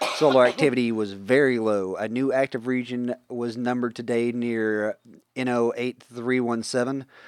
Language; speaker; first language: English; native; English